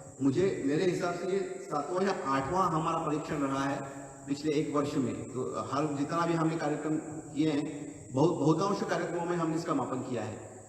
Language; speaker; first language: Hindi; non-native, local second language; Marathi